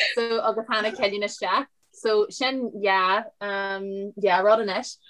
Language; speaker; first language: Irish; non-native, local second language; English